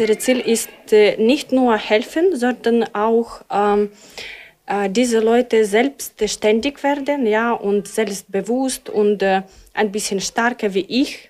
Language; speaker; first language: German; non-native, learner; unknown